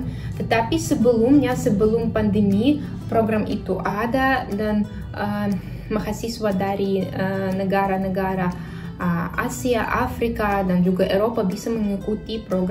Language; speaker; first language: Indonesian; non-native, fluent; Russian